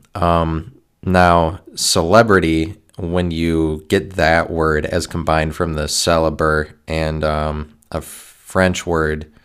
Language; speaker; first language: English; native; English